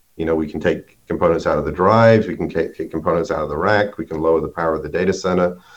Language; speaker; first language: English; native; English